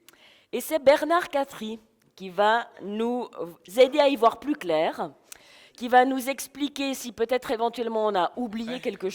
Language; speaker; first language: French; native; French